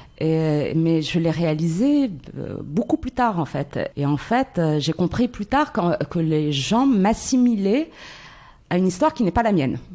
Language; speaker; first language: French; non-native, local second language; Arabic